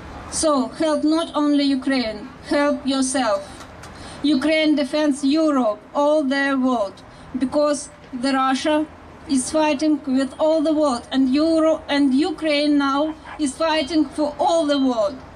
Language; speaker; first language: English; non-native, fluent; Ukrainian